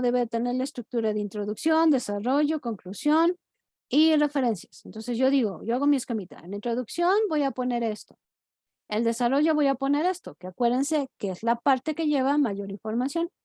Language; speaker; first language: Spanish; native; Spanish